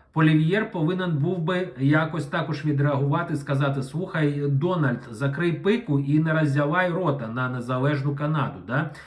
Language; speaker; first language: Ukrainian; non-native, local second language; Russian